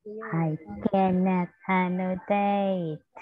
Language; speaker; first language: English; non-native, fluent; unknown